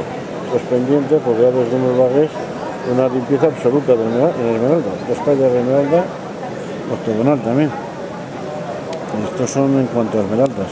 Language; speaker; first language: Spanish; native; Spanish